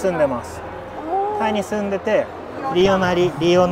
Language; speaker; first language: Japanese; native; Japanese